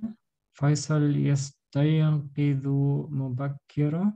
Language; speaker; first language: Arabic; non-native, learner; German